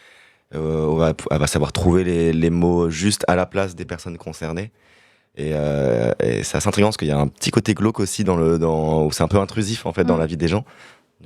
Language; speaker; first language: French; native; French